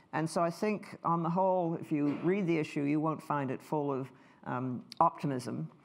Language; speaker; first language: English; native; English